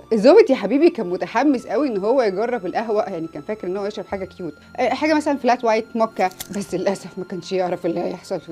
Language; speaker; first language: Arabic; native; Arabic